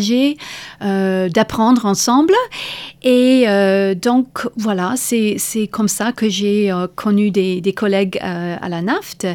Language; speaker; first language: French; non-native, fluent; English